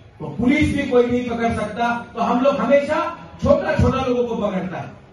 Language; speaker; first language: Hindi; non-native, local second language; Kok Borok